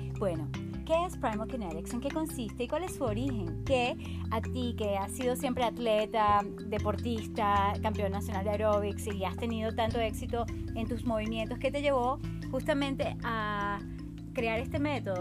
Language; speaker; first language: Spanish; native; Spanish